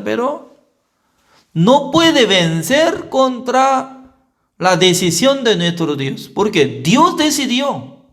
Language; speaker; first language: Spanish; non-native, learner; Korean